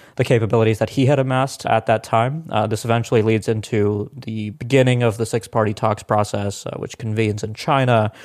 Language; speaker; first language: English; non-native, local second language; Hindi